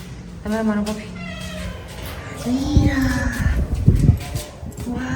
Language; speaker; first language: Spanish; native; Spanish